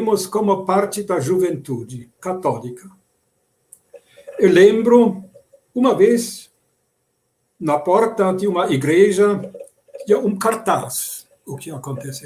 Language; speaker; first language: Portuguese; non-native, fluent; German